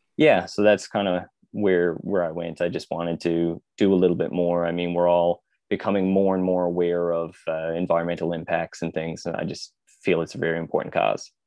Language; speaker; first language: English; native; English